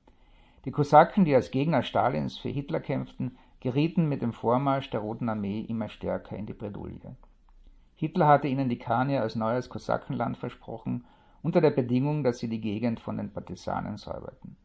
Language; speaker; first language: German; native; German